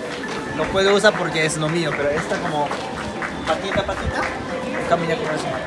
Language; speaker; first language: Spanish; non-native, learner; Japanese